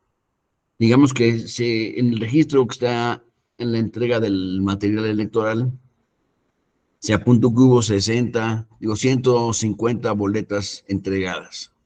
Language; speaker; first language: Spanish; native; Spanish